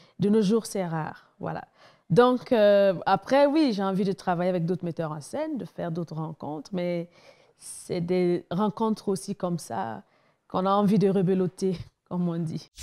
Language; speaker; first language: French; non-native, local second language; Mossi